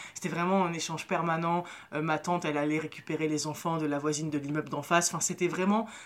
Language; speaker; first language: French; early bilingual, other home language; Arabic